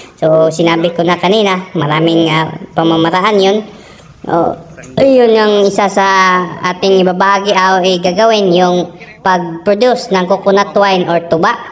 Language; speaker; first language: Filipino; non-native, local second language; Cebuano